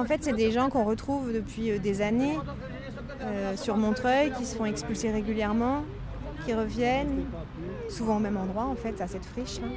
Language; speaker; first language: French; native; French